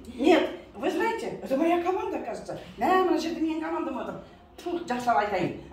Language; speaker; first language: Russian; non-native, local second language; Kazakh